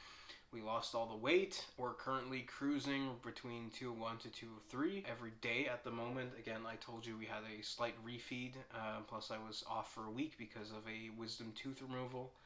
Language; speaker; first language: English; native; English